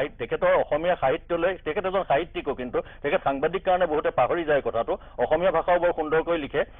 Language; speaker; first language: Assamese; native; Assamese